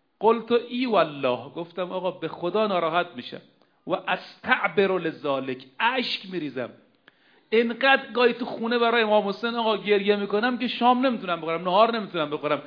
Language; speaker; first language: Persian; native; Persian